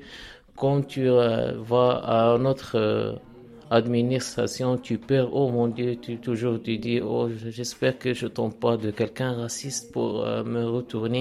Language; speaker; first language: French; non-native, fluent; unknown